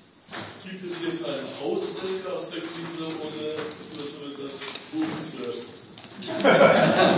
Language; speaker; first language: German; non-native, fluent; Greek